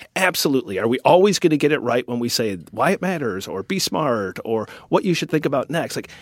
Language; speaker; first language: English; native; English